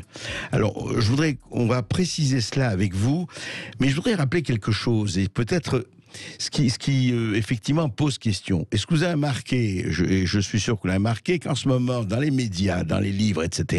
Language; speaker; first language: French; native; French